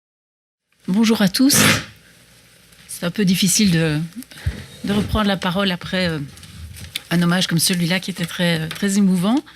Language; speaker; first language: French; native; French